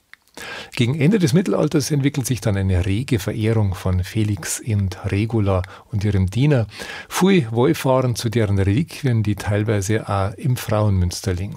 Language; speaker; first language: German; native; German